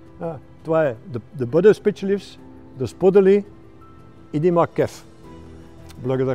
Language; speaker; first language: Bulgarian; non-native, fluent; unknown